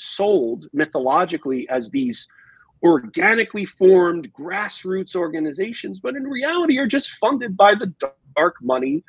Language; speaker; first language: English; native; English